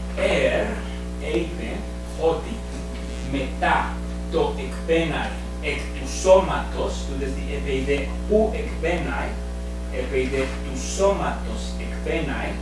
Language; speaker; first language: Greek; non-native, fluent; Spanish